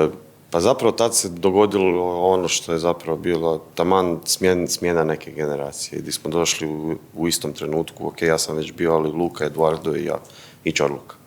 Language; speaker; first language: Bosnian; native; Bosnian